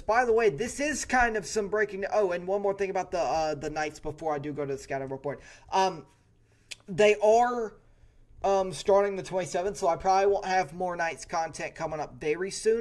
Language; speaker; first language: English; native; English